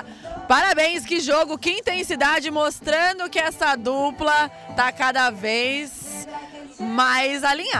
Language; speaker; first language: Portuguese; native; Portuguese